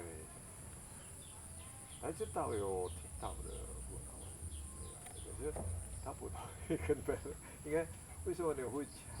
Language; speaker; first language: Chinese; non-native, learner; Indonesian